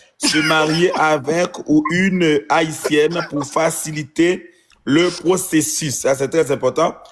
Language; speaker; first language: French; non-native, local second language; Haitian Creole